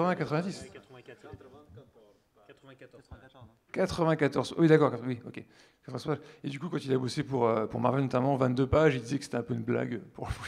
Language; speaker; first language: French; native; French